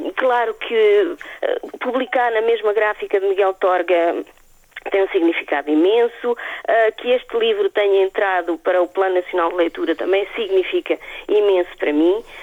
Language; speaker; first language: Portuguese; native; Portuguese